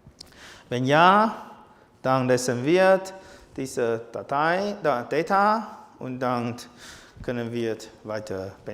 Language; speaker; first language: German; non-native, fluent; Chinese